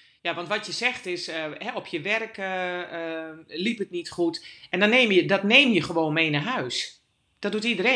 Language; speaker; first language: Dutch; native; Dutch